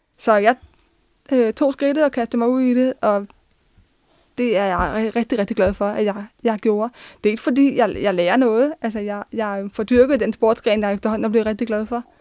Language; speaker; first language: Danish; early bilingual, other home language; Turkish